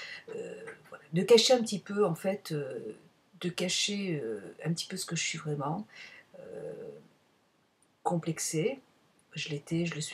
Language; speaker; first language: French; native; French